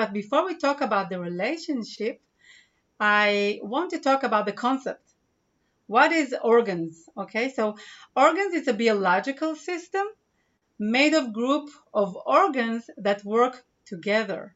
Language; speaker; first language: English; non-native, fluent; Hebrew